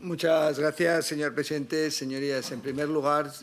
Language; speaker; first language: Spanish; native; Spanish